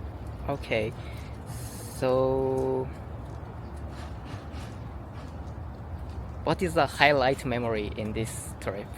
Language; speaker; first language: English; non-native, learner; Japanese